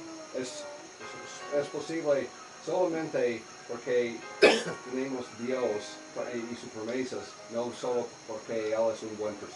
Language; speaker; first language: Spanish; non-native, learner; English